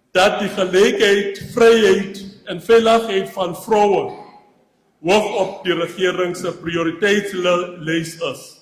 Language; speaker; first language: Afrikaans; non-native, local second language; Xhosa